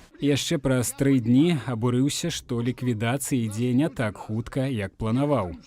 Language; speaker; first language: Belarusian; native; Belarusian